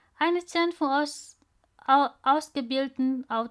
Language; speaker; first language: German; non-native, learner; Indonesian